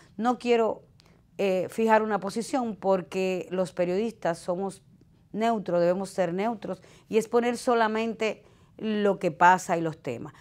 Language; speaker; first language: Spanish; native; Spanish